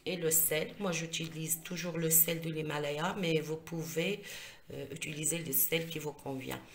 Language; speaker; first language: French; non-native, local second language; Arabic